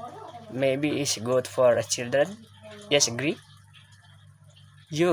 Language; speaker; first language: English; non-native, learner; Indonesian